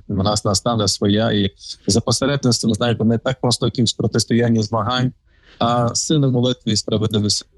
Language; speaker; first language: Ukrainian; native; Ukrainian